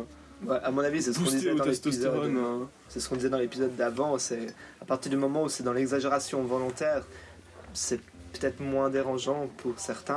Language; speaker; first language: French; native; French